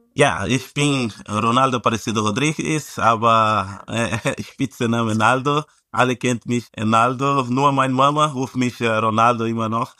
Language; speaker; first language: German; non-native, fluent; Portuguese